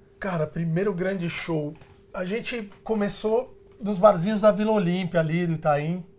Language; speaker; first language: Portuguese; early bilingual, other home language; Spanish